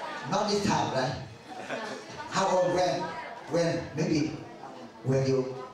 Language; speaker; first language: English; non-native, learner; Vietnamese